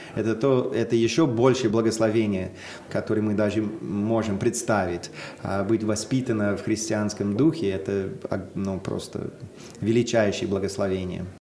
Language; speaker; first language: Russian; non-native, fluent; English